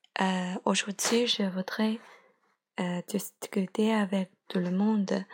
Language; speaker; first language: French; non-native, learner; Chinese